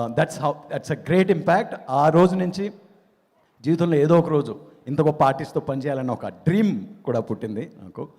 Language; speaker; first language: Telugu; native; Telugu